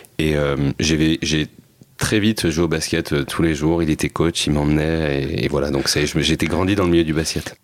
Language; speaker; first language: French; native; French